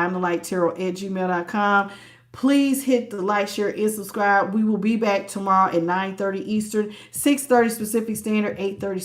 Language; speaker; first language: English; native; English